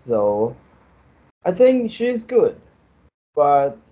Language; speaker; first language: English; non-native, fluent; Chinese